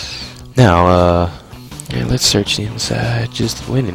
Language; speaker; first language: English; native; English